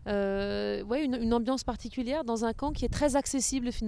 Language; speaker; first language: French; native; French